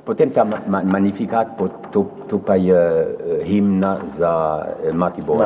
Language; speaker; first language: Slovenian; early bilingual, heritage; French